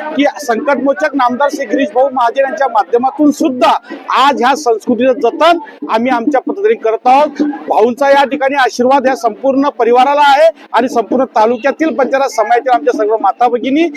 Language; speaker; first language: Marathi; non-native, local second language; Lambadi